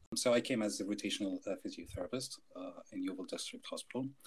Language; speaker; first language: English; non-native, fluent; Arabic